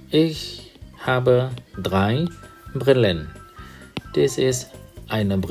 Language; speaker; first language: German; non-native, fluent; Thai